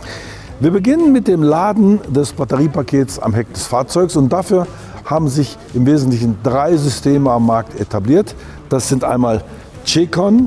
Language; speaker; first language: German; native; German